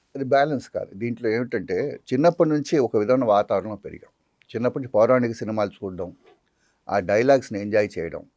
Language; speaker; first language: Telugu; non-native, local second language; Tamil